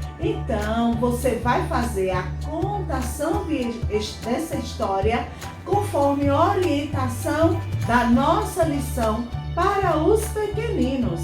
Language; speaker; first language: Portuguese; native; Portuguese